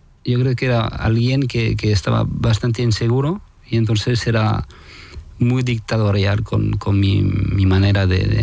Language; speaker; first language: Spanish; non-native, fluent; French